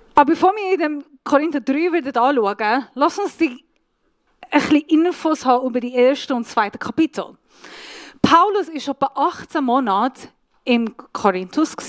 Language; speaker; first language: German; non-native, fluent; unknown